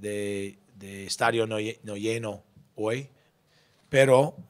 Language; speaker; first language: Spanish; non-native, learner; English